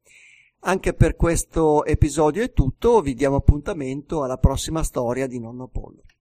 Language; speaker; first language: Italian; native; Italian